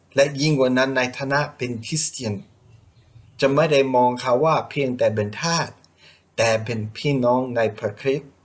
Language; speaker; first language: Thai; non-native, fluent; English